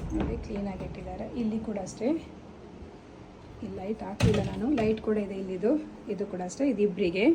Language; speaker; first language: Kannada; non-native, local second language; Tulu